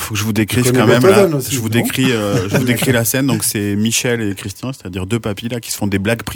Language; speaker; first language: French; native; French